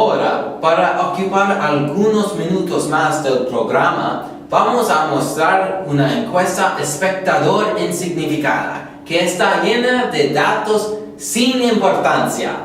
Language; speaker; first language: Spanish; non-native, learner; English